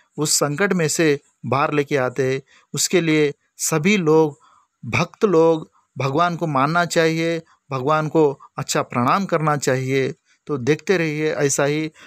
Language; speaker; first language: Hindi; non-native, local second language; Lambadi